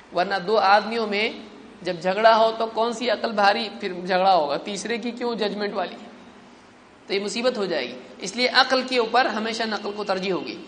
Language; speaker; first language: Urdu; native; Urdu